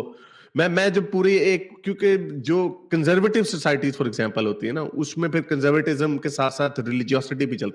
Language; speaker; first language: Hindi; native; Hindi